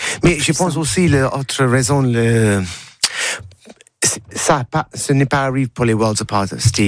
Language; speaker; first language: French; non-native, learner; English